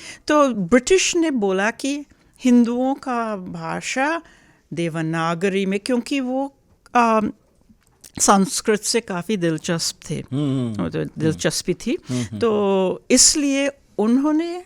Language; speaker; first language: Hindi; early bilingual, heritage; Hindi